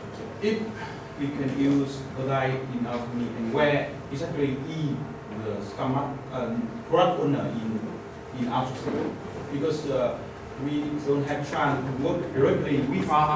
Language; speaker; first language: English; non-native, learner; Vietnamese